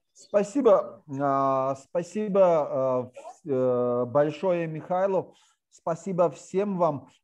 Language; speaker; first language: Russian; non-native, local second language; Georgian